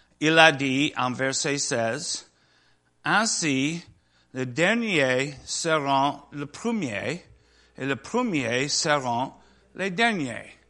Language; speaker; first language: French; non-native, learner; English